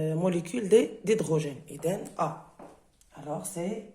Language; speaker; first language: French; non-native, local second language; Arabic